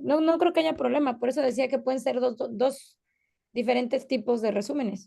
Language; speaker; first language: Spanish; native; Spanish